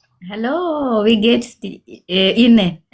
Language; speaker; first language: German; non-native, learner; Mandingo